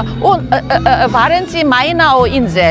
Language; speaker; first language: German; non-native, fluent; Korean